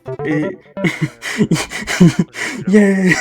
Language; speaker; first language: French; native; French